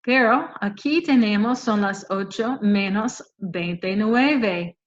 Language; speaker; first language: Spanish; non-native, fluent; English